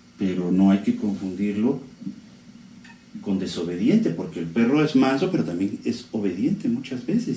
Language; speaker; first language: Spanish; native; Spanish